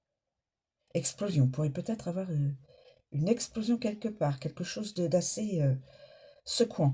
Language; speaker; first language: French; native; French